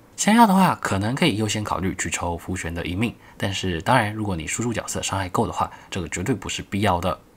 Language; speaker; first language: Chinese; native; Chinese